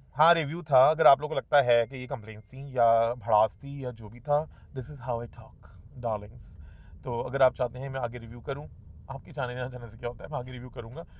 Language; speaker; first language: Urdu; native; Urdu